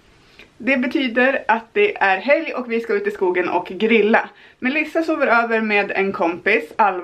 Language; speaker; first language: Swedish; native; Swedish